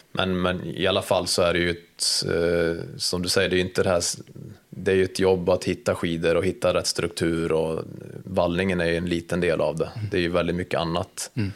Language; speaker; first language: Swedish; native; Swedish